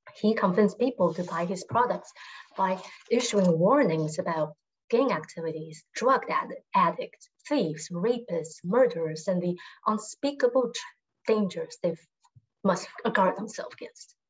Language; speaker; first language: English; non-native, fluent; Chinese